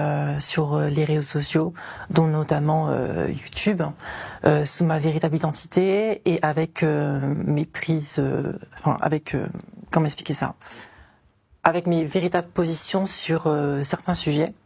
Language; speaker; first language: French; native; French